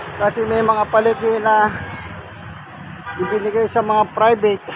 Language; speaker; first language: Filipino; non-native, local second language; Pampanga